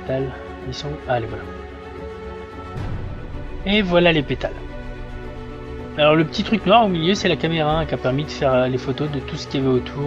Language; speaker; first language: French; native; French